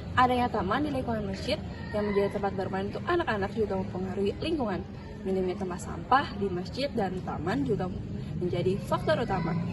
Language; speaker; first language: Indonesian; native; Indonesian